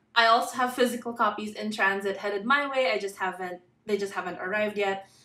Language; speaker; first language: English; non-native, local second language; Filipino